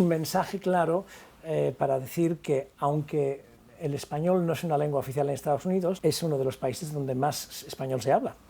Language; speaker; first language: Spanish; native; Spanish